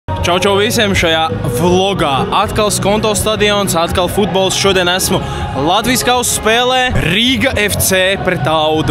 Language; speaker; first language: Latvian; native; Latvian